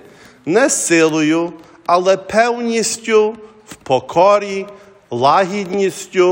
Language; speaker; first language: Ukrainian; early bilingual, heritage; Ukrainian